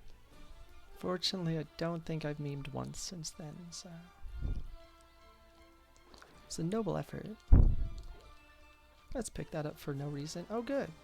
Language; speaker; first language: English; native; English